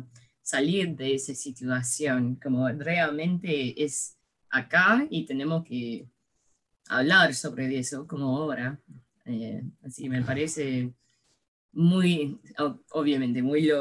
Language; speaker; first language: Spanish; early bilingual, heritage; Spanish